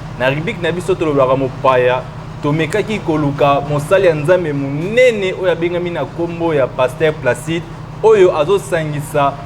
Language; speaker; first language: Lingala; non-native, local second language; Luba-Lulua